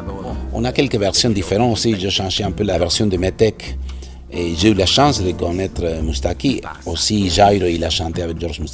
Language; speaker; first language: French; non-native, fluent; Spanish